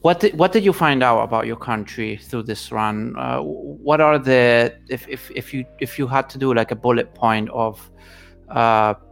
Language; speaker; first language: English; non-native, fluent; Italian